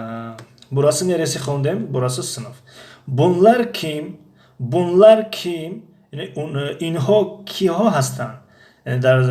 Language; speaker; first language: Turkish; non-native, fluent; Tajik